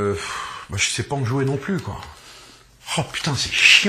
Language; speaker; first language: French; native; French